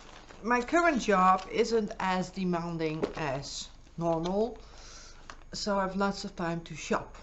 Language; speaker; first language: English; non-native, fluent; Dutch